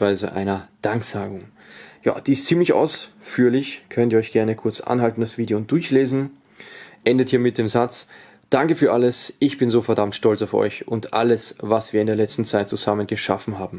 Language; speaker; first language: German; native; German